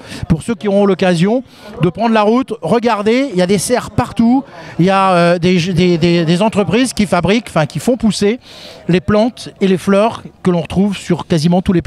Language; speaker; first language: French; native; French